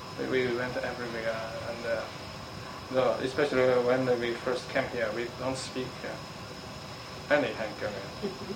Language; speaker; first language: English; non-native, fluent; Chinese